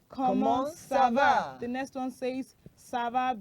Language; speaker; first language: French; non-native, fluent; Yoruba